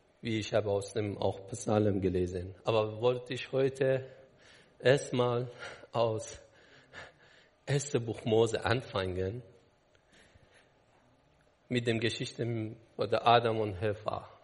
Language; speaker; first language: German; non-native, learner; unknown